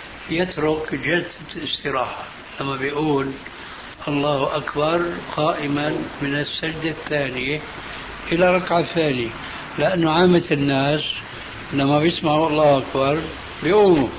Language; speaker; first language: Arabic; native; Arabic